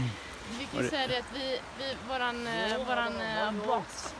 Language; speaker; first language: Swedish; native; Swedish